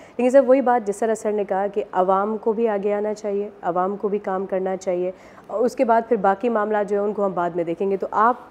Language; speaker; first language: Urdu; non-native, local second language; Sindhi